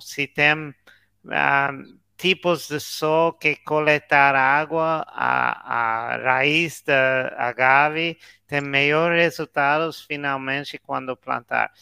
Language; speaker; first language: Portuguese; non-native, learner; English